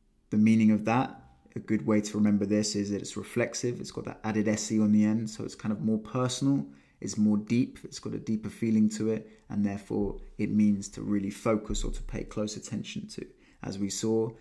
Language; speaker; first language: English; native; English